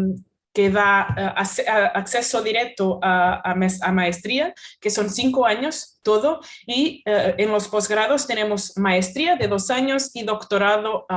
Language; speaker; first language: Spanish; non-native, fluent; Portuguese